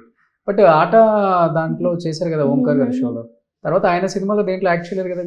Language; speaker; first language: Telugu; native; Telugu